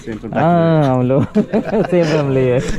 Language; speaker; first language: Hindi; non-native, local second language; Malayalam